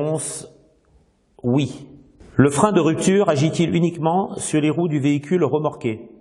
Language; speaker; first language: French; native; French